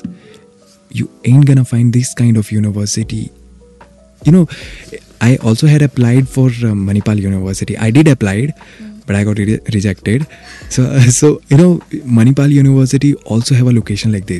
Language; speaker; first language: English; non-native, local second language; Hindi